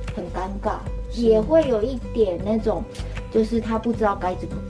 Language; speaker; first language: Chinese; native; Chinese